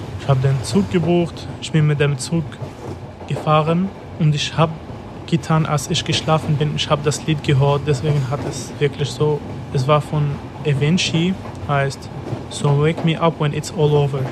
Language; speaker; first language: German; non-native, fluent; Arabic